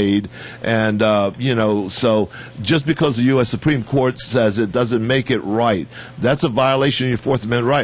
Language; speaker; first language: English; native; English